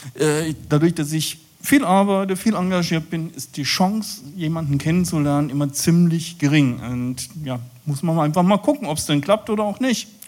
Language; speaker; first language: German; native; German